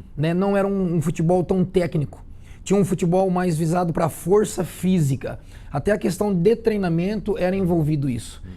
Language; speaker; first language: Portuguese; native; Portuguese